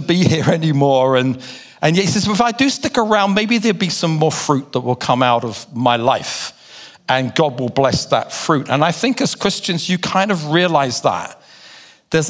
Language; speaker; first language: English; native; English